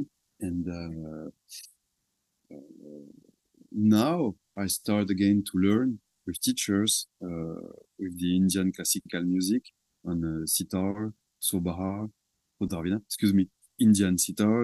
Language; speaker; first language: English; non-native, fluent; French